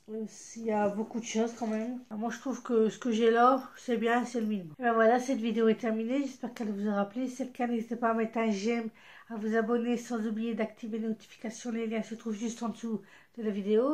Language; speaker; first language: French; native; French